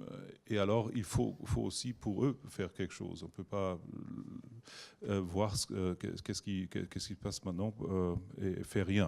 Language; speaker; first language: French; non-native, learner; German